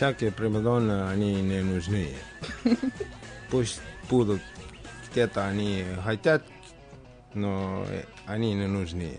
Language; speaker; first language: Russian; non-native, learner; Estonian